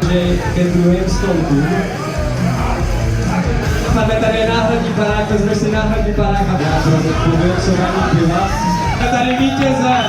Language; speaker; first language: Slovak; native; Slovak